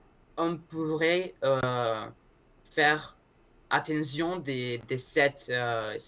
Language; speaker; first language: French; non-native, learner; Spanish